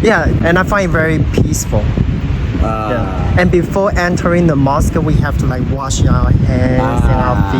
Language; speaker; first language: English; non-native, fluent; Chinese